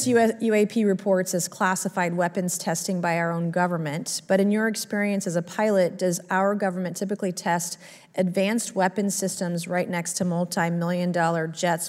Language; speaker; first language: English; native; English